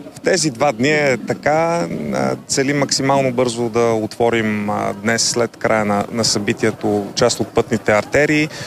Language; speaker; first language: Bulgarian; native; Bulgarian